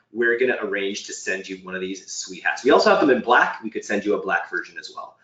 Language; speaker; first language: English; native; English